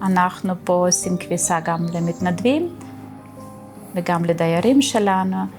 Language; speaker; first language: Hebrew; non-native, learner; German